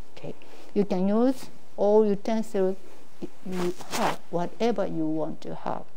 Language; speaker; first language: English; non-native, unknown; Japanese